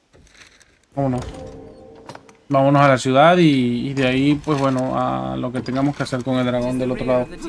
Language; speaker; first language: Spanish; native; Spanish